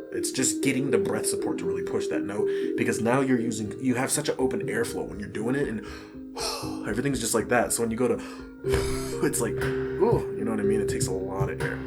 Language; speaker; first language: English; native; English